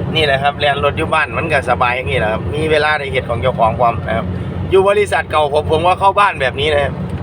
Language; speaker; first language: Thai; non-native, local second language; Northeastern Thai